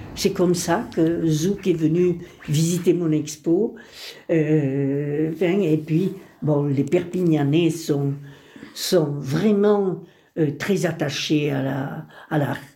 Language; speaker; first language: French; early bilingual, other home language; Spanish